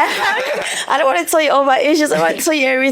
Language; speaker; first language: English; non-native, local second language; Zulu